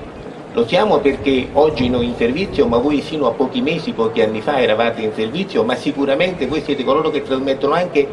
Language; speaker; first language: Italian; native; Italian